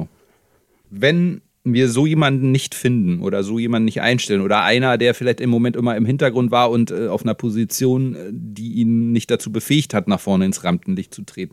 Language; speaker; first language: German; native; German